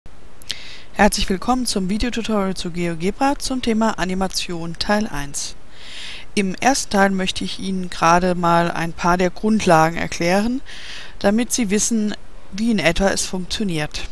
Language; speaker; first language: German; native; German